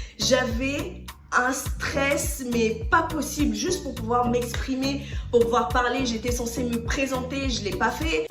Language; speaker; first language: French; early bilingual, other home language; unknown